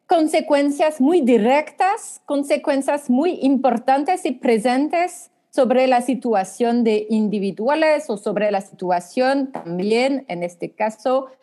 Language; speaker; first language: Spanish; non-native, fluent; French